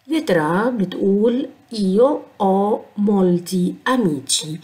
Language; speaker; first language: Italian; non-native, fluent; Arabic